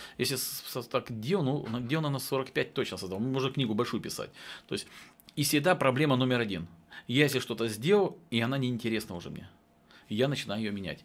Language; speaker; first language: Russian; native; Russian